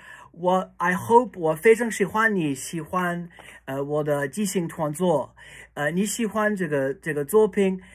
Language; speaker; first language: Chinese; non-native, learner; English